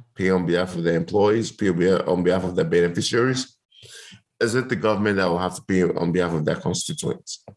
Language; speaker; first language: English; non-native, local second language; Yoruba